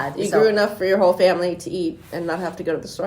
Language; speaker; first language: English; native; English